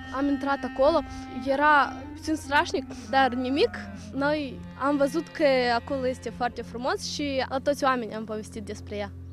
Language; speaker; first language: Romanian; non-native, local second language; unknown